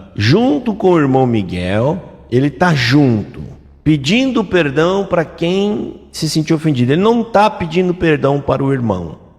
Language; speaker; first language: Portuguese; native; Portuguese